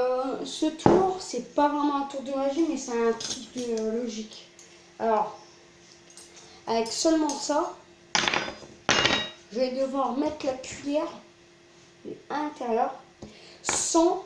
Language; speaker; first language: French; native; French